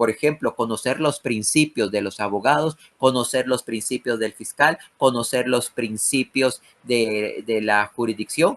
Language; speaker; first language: Spanish; native; Spanish